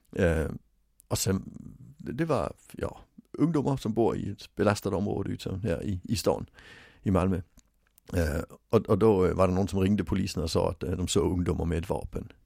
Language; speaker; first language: Swedish; native; Swedish